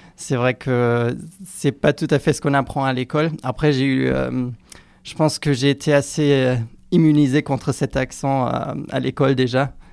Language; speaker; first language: French; non-native, fluent; German